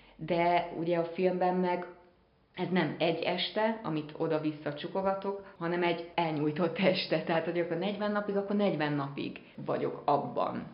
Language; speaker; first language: Hungarian; native; Hungarian